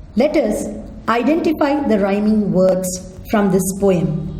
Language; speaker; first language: English; non-native, local second language; Kannada